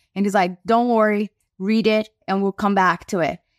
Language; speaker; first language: English; non-native, fluent; Portuguese